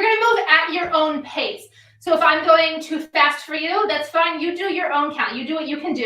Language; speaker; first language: English; native; English